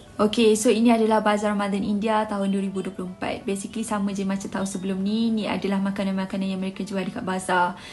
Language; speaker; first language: Malay; native; Malay